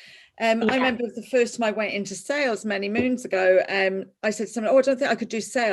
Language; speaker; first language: English; native; English